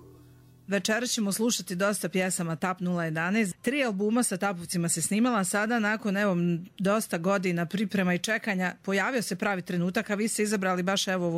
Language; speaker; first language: Croatian; native; Croatian